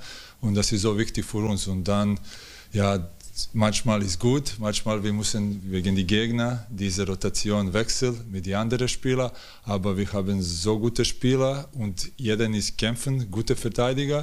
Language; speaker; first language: German; non-native, learner; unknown